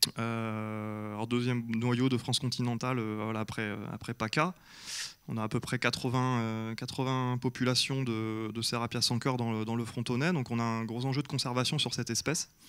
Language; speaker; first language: French; native; French